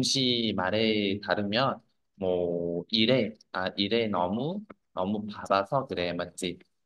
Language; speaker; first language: Korean; non-native, fluent; Vietnamese